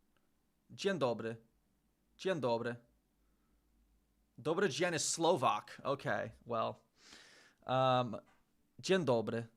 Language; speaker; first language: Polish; non-native, learner; English